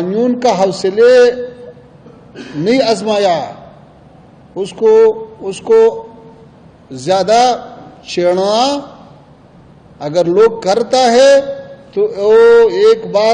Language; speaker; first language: Urdu; non-native, fluent; Pashto